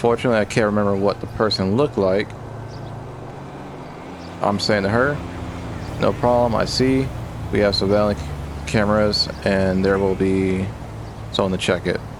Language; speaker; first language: English; native; English